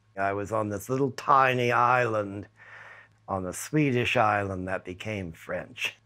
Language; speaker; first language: English; native; English